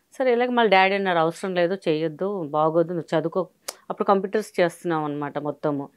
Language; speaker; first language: Telugu; non-native, local second language; Hindi